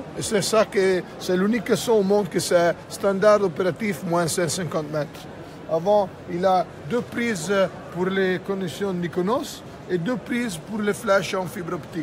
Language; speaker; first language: French; non-native, fluent; Italian